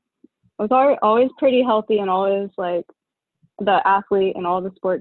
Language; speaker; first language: English; native; English